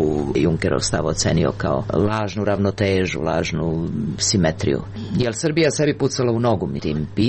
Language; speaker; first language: Serbian; native; Serbian